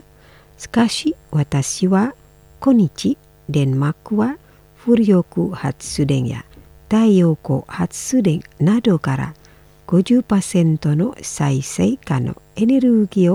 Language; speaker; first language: Japanese; non-native, fluent; Indonesian